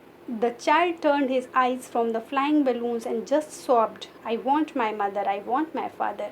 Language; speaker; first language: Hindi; native; Hindi